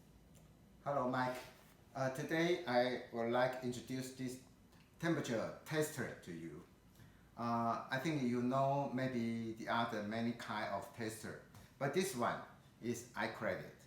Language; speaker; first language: English; non-native, learner; Chinese